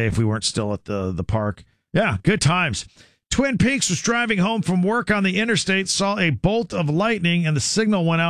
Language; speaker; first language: English; native; English